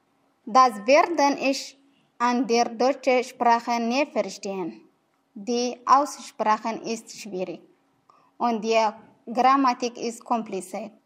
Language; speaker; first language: German; non-native, learner; Tigrinya